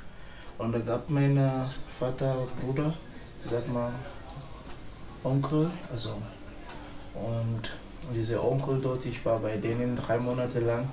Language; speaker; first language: German; non-native, learner; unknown